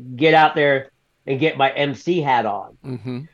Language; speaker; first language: English; native; English